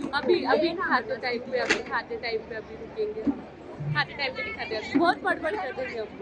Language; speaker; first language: Hindi; non-native, local second language; Marathi